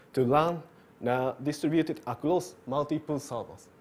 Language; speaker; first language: English; non-native, learner; Japanese